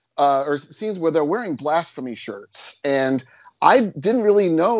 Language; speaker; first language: English; native; English